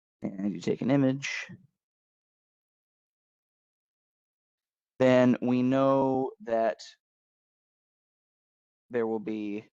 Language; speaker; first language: English; native; English